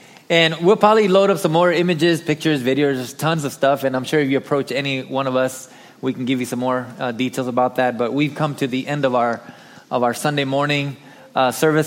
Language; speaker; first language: English; early bilingual, other home language; Spanish